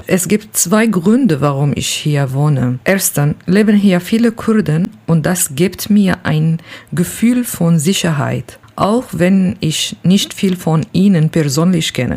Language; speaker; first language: German; non-native, learner; Kurdish